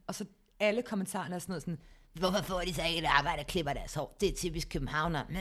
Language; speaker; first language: Danish; native; Danish